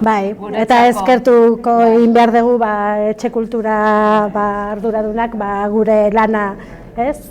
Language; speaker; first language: Basque; non-native, local second language; Spanish